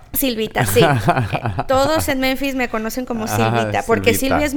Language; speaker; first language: Spanish; native; Spanish